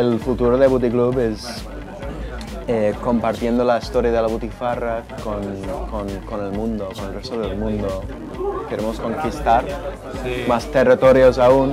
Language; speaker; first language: Spanish; non-native, learner; English